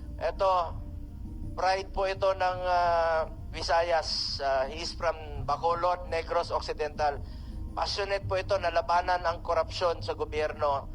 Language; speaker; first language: Filipino; non-native, local second language; Cebuano